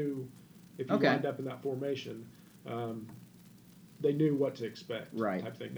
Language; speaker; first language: English; native; English